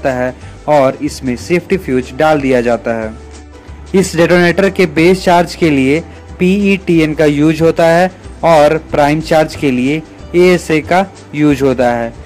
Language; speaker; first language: Hindi; native; Hindi